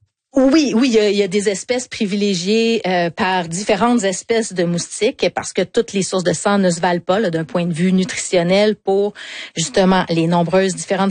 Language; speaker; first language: French; native; French